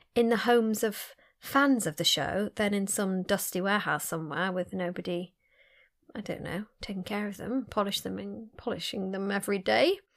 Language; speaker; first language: English; native; English